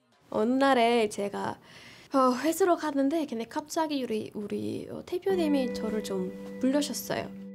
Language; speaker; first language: Korean; non-native, fluent; English